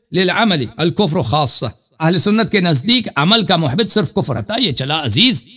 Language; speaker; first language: Urdu; non-native, fluent; Persian